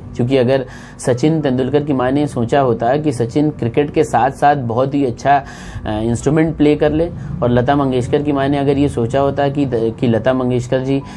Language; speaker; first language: Hindi; native; Hindi